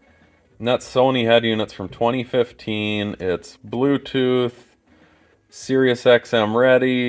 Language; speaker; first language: English; native; English